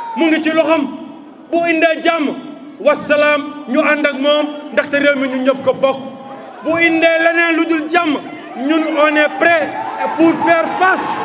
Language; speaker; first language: Wolof; non-native, local second language; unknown